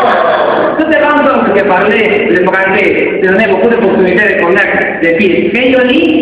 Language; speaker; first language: French; non-native, learner; Spanish